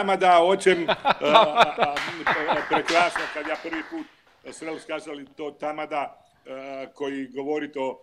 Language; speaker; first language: Russian; non-native, learner; Croatian